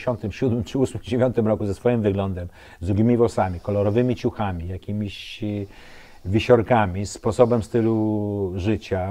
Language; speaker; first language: Polish; native; Polish